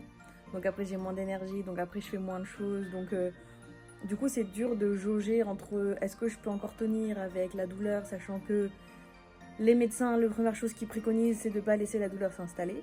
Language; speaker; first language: French; native; French